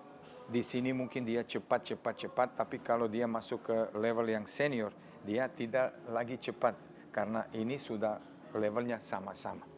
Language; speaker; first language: Indonesian; non-native, fluent; Serbian